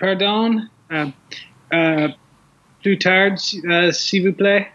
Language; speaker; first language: French; non-native, learner; English